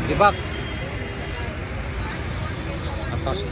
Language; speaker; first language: Indonesian; native; Indonesian